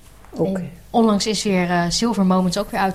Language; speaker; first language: Dutch; native; Dutch